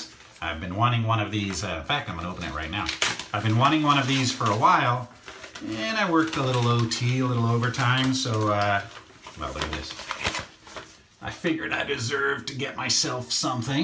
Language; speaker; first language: English; native; English